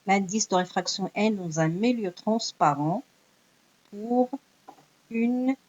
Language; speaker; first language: French; non-native, local second language; Arabic